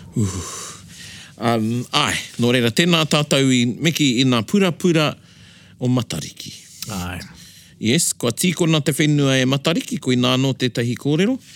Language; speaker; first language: Māori; non-native, local second language; English